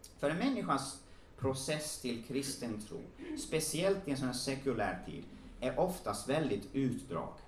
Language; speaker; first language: Swedish; native; Swedish